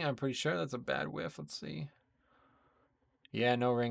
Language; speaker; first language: English; native; English